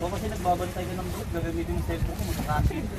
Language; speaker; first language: Filipino; native; Filipino